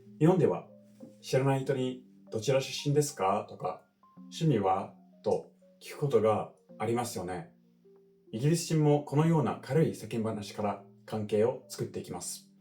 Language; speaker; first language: Japanese; non-native, fluent; English